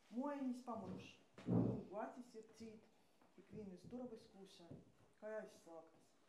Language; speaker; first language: Latvian; native; Latvian